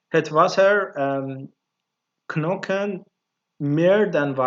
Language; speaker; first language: Dutch; non-native, learner; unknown